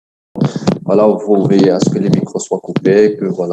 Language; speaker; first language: French; non-native, local second language; Arabic